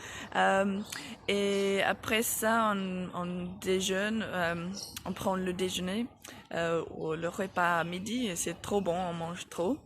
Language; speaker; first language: French; non-native, fluent; English